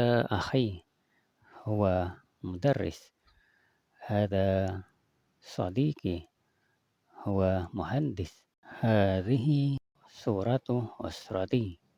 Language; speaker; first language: Arabic; non-native, learner; Indonesian